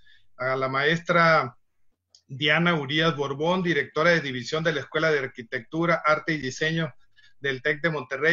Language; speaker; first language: Spanish; native; Spanish